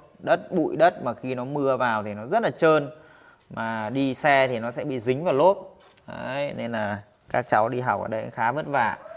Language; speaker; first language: Vietnamese; native; Vietnamese